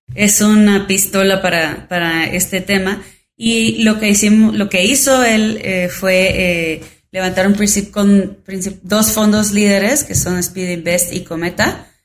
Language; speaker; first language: Spanish; native; Spanish